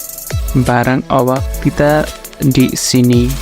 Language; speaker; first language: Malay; non-native, fluent; Nepali